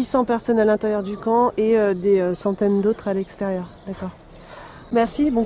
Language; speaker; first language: French; native; French